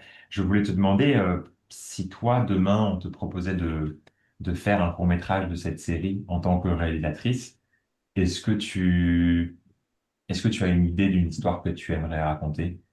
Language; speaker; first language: French; native; French